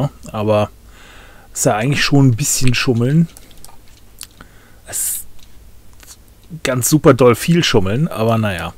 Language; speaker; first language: German; native; German